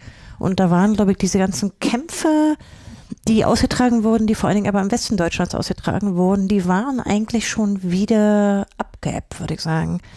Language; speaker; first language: German; native; German